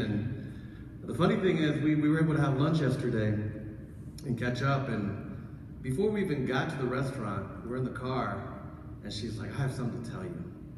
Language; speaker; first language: English; early bilingual, other home language; Spanish